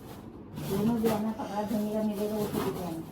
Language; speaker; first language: Hindi; native; Hindi